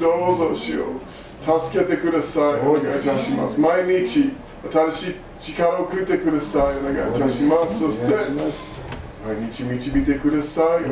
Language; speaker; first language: Japanese; non-native, learner; English